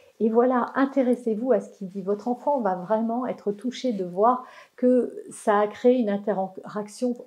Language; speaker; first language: French; native; French